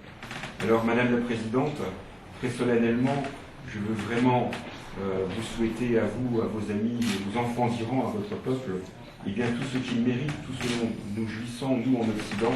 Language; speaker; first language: French; native; French